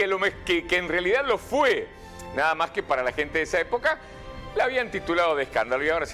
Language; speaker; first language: Spanish; native; Spanish